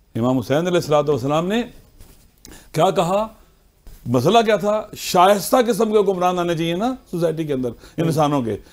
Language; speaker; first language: Urdu; non-native, local second language; Punjabi